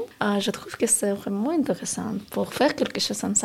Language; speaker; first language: French; non-native, learner; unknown